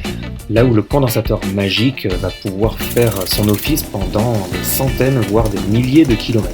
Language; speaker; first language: French; native; French